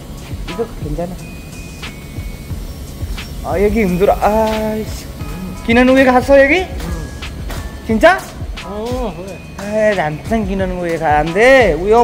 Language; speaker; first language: Korean; non-native, learner; Nepali